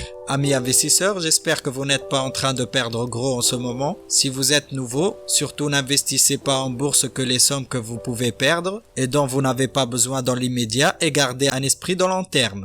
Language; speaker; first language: French; native; French